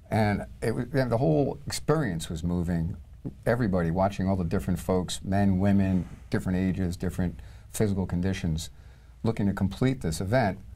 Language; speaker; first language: English; native; English